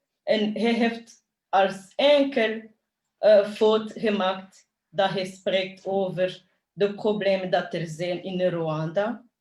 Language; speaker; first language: Dutch; non-native, fluent; Kinyarwanda